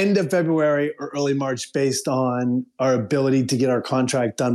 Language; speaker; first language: English; native; English